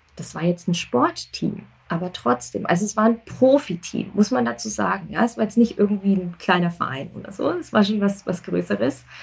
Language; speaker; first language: German; native; German